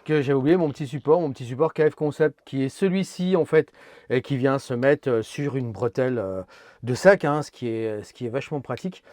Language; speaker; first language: French; native; French